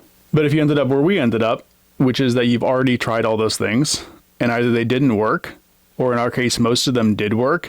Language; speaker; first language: English; native; English